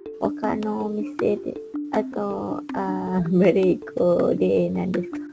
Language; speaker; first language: Japanese; non-native, learner; Malay